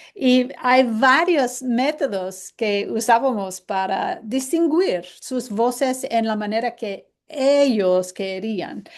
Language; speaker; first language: Spanish; non-native, fluent; English